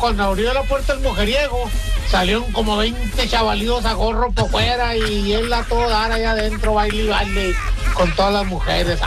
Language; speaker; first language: Spanish; native; Spanish